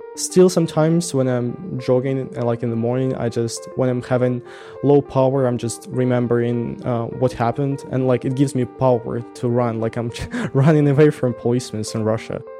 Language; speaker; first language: English; non-native, fluent; Russian